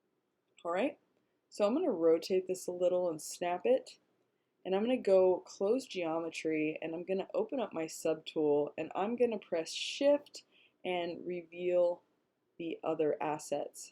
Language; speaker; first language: English; native; English